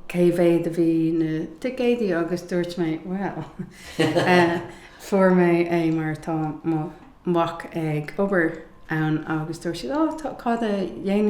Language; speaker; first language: Irish; non-native, learner; English